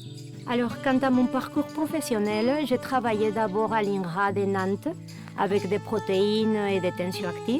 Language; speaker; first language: French; non-native, fluent; Spanish